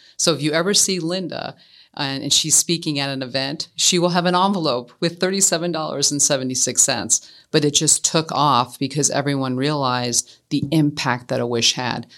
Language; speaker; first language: English; native; English